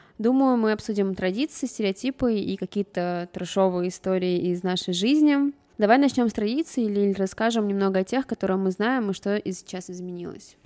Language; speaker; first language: Russian; early bilingual, other home language; Armenian